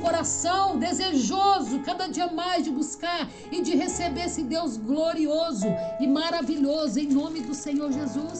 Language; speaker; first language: Portuguese; native; Portuguese